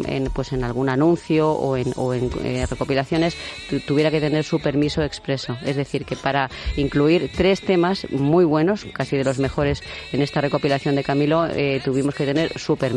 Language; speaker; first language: Spanish; native; Spanish